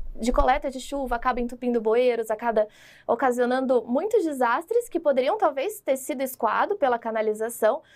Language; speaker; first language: Portuguese; native; Portuguese